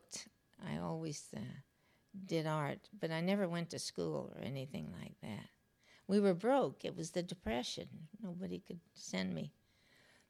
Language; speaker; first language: English; native; English